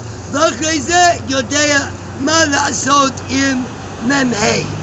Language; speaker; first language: Hebrew; non-native, learner; English